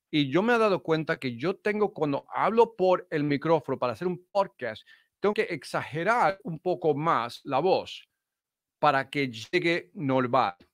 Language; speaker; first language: Spanish; early bilingual, heritage; Spanish